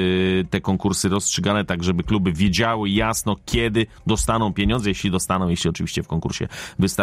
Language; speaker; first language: Polish; native; Polish